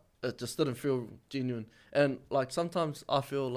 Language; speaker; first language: English; native; English